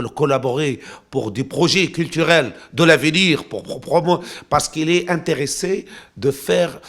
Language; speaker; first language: French; non-native, local second language; Arabic